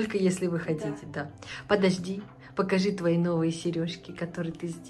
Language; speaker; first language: Russian; native; Russian